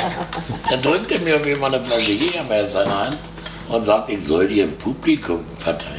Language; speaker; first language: German; native; German